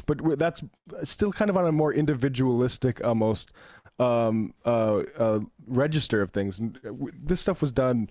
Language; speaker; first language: English; native; English